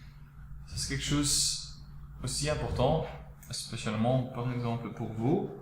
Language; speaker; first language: French; non-native, local second language; Dutch